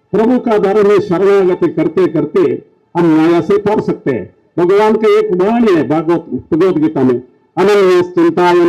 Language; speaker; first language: Hindi; non-native, local second language; Kannada